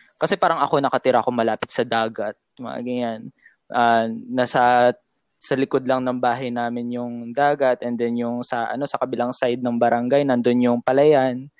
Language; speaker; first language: Filipino; native; Filipino